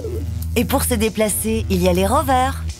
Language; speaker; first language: French; native; French